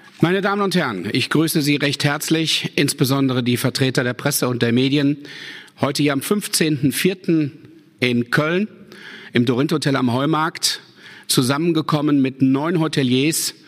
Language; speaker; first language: German; native; German